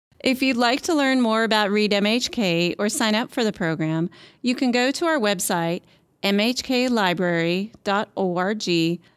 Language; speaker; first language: English; native; English